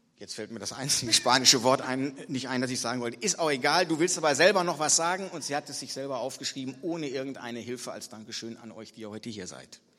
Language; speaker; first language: German; native; German